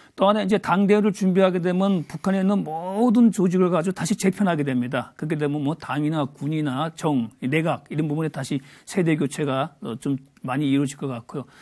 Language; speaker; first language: Korean; native; Korean